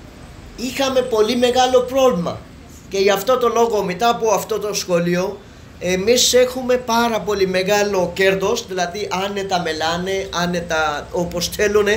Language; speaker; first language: Greek; non-native, learner; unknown